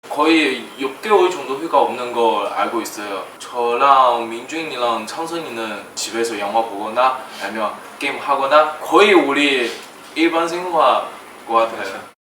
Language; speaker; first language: Korean; non-native, fluent; Chinese